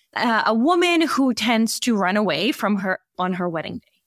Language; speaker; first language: English; early bilingual, other home language; Bosnian